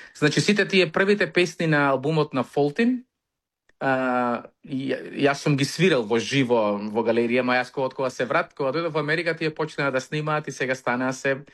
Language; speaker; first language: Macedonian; native; Macedonian